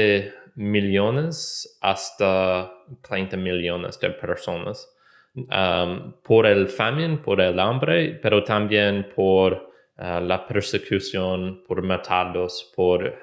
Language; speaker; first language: Spanish; non-native, learner; English